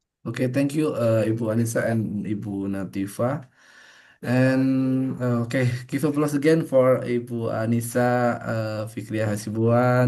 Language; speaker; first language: English; non-native, fluent; Indonesian